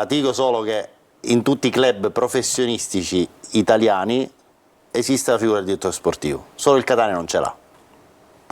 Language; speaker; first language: Italian; native; Italian